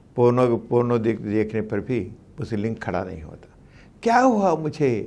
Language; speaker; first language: Hindi; non-native, local second language; Telugu